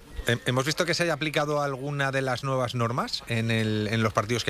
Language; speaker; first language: Spanish; native; Spanish